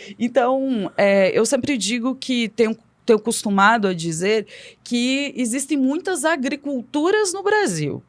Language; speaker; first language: Portuguese; native; Portuguese